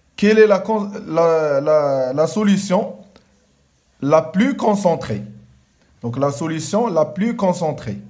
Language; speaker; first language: French; non-native, local second language; Arabic